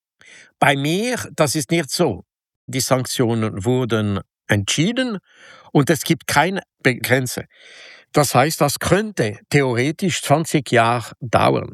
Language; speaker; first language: German; non-native, local second language; French